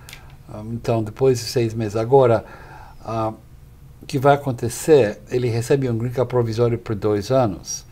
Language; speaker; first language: Portuguese; non-native, fluent; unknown